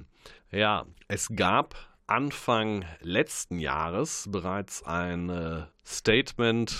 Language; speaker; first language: German; native; German